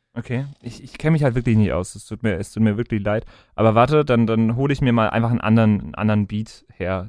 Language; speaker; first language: German; native; German